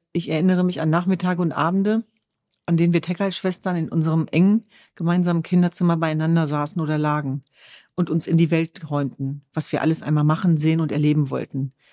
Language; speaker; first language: German; early bilingual, other home language; Kurdish